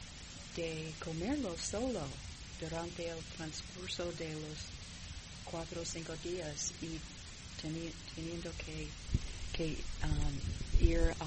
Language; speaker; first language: Spanish; non-native, fluent; English